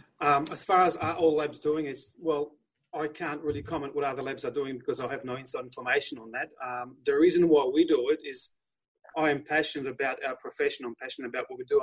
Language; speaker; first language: English; non-native, fluent; Polish